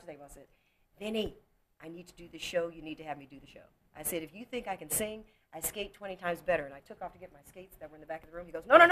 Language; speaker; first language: English; native; English